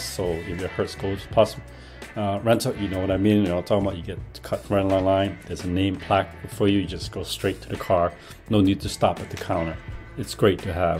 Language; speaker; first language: English; native; English